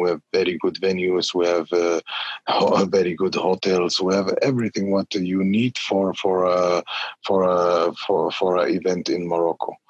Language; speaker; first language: English; non-native, fluent; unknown